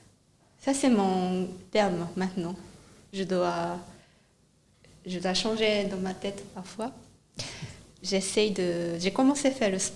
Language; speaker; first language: French; non-native, fluent; Japanese